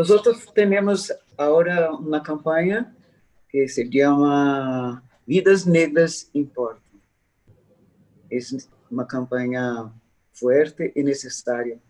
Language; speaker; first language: Spanish; non-native, learner; Portuguese